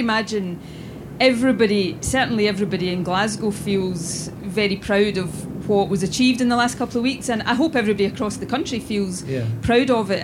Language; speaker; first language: English; native; English